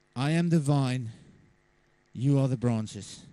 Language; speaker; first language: English; non-native, local second language; Afrikaans